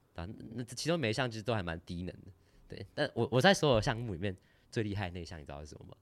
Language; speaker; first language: Chinese; native; Chinese